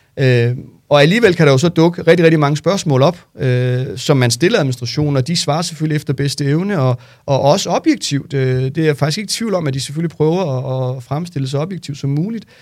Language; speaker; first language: Danish; early bilingual, other home language; Turkish